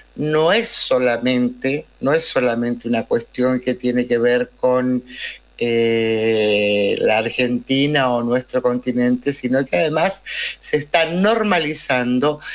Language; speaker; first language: Spanish; native; Spanish